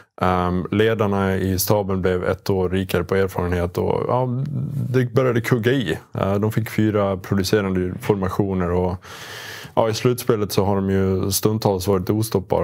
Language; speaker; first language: Swedish; native; Swedish